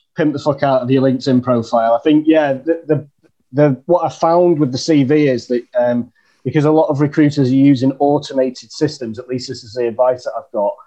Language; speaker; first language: English; native; English